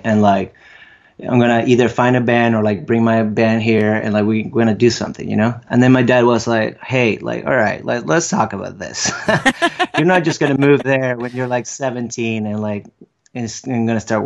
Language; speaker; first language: English; non-native, fluent; Spanish